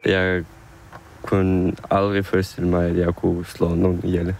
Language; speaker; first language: Danish; non-native, fluent; Ukrainian